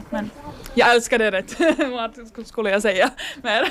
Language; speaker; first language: Swedish; non-native, local second language; Finnish